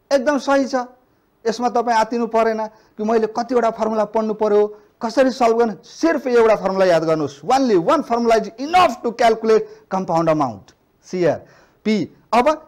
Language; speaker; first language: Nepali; non-native, local second language; Maithili